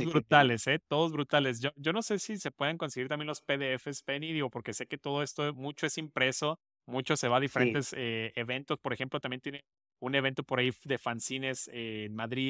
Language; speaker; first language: Spanish; native; Spanish